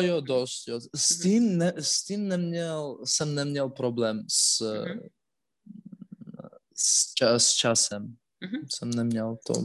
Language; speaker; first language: Czech; non-native, learner; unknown